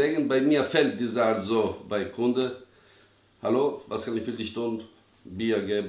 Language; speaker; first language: German; non-native, learner; Albanian